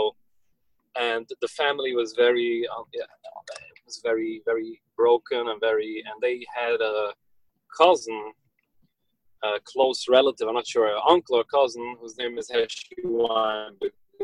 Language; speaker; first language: English; early bilingual, other home language; Yiddish